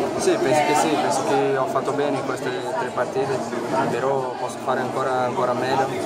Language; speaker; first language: Italian; non-native, fluent; Portuguese